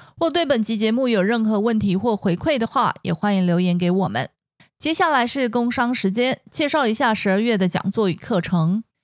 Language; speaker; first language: Chinese; native; Chinese